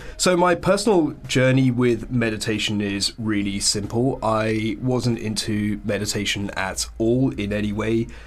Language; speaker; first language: English; early bilingual, other home language; Hindi